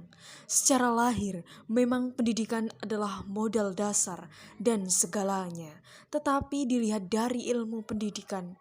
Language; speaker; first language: Indonesian; native; Indonesian